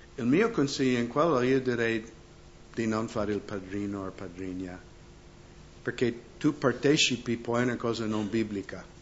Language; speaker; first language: Italian; non-native, fluent; English